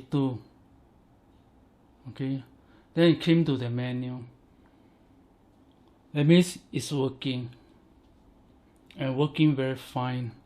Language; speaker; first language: English; non-native, learner; Chinese